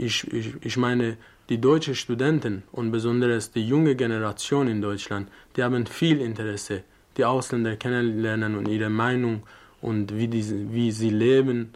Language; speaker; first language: German; non-native, learner; Persian